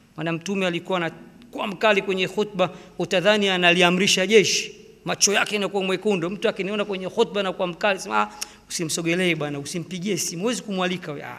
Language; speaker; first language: Swahili; native; Swahili